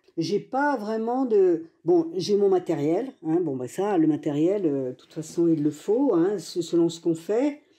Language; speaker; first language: French; native; French